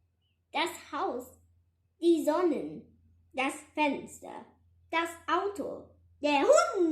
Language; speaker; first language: German; non-native, learner; Vietnamese